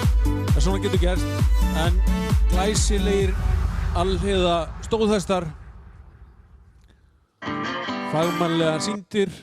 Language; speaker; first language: Icelandic; native; Icelandic